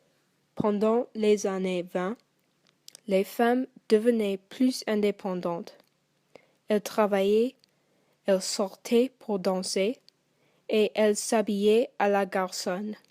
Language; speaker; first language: French; non-native, learner; English